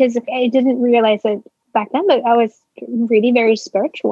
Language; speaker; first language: English; non-native, local second language; Filipino